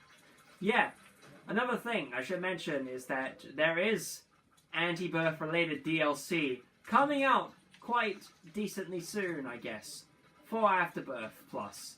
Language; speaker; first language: English; native; English